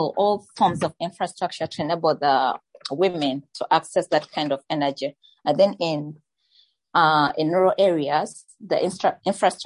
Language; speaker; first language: English; non-native, local second language; Ganda